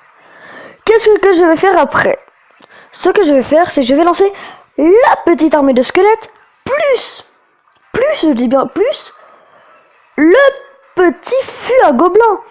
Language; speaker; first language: French; native; French